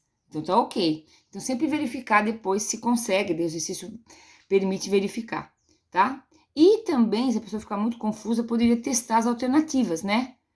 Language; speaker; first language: Portuguese; native; Portuguese